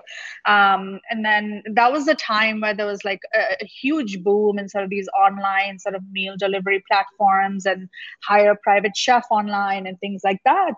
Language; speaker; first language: English; non-native, local second language; Gujarati